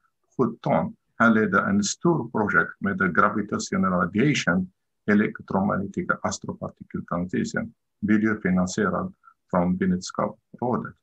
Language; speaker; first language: Swedish; non-native, learner; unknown